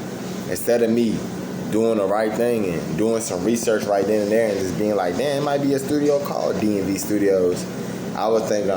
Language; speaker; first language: English; native; English